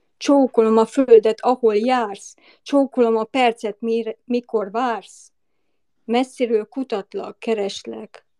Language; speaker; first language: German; non-native, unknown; Hungarian